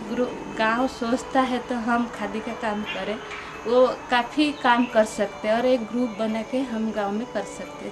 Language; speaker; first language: Hindi; non-native, local second language; Odia